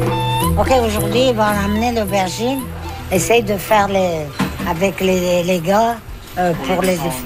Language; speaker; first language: French; non-native, learner; Persian